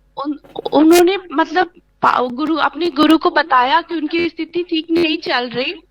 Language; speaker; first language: Hindi; native; Hindi